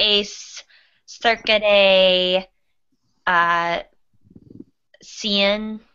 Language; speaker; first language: Spanish; non-native, learner; English